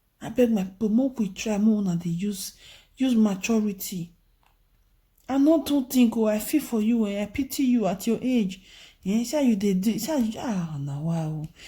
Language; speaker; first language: Nigerian Pidgin; non-native, local second language; Igbo